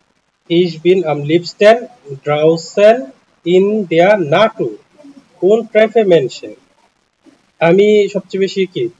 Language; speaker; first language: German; non-native, learner; Bangla